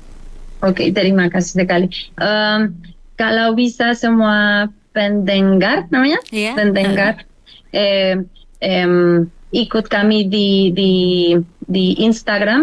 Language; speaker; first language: Indonesian; non-native, learner; Spanish